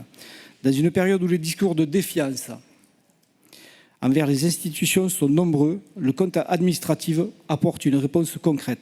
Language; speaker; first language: French; native; French